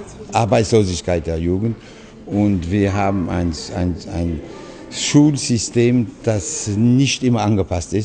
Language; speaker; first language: German; early bilingual, other home language; French